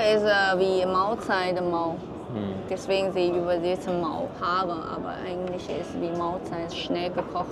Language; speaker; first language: German; non-native, learner; Chinese